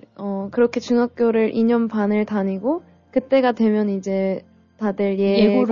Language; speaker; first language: Korean; native; Korean